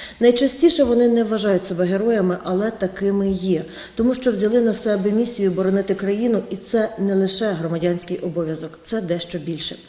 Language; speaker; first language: Ukrainian; native; Ukrainian